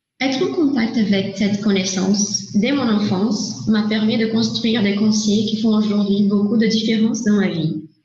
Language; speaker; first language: French; non-native, learner; Portuguese